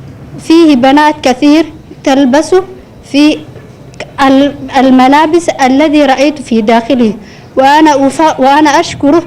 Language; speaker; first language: Arabic; non-native, learner; Somali